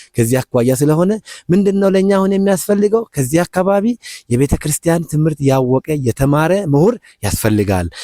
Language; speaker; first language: Amharic; non-native, local second language; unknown